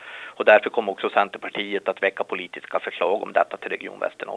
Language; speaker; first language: Swedish; native; Swedish